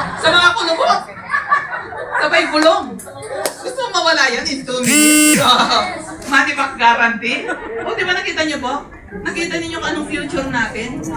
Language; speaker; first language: Filipino; native; Filipino